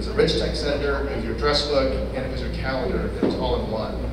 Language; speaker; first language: English; native; English